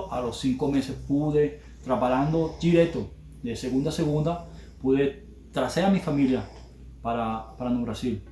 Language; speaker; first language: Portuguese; non-native, learner; Spanish